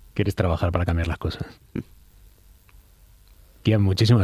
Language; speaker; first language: Spanish; native; Spanish